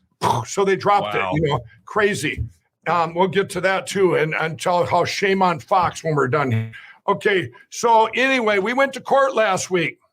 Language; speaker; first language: English; native; English